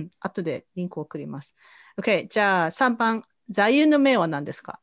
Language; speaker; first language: Japanese; native; Japanese